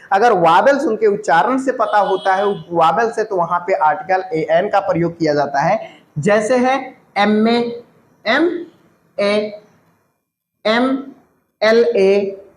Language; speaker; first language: Hindi; native; Hindi